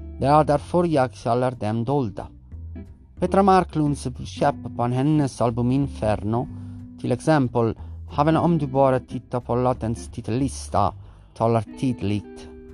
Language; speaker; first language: Swedish; non-native, learner; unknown